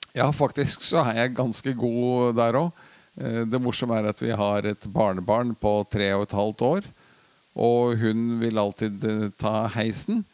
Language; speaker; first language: Norwegian; early bilingual, other home language; Latvian